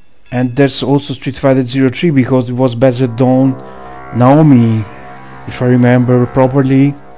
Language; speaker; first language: English; non-native, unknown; Italian